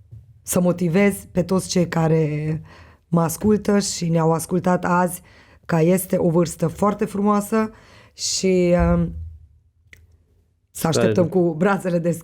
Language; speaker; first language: Romanian; non-native, local second language; Hungarian